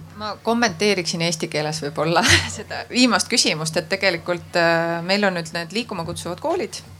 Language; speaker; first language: Estonian; native; Estonian